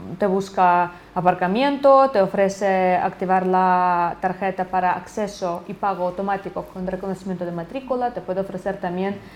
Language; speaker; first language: Spanish; non-native, fluent; Ukrainian